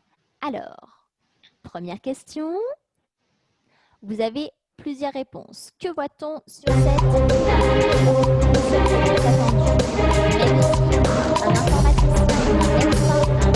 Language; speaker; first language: French; native; French